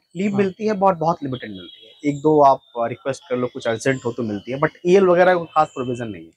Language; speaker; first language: Hindi; native; Hindi